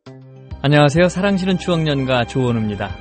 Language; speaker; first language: Korean; native; Korean